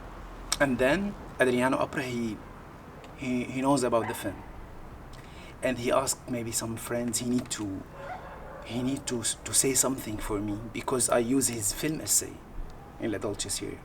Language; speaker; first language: English; non-native, learner; Arabic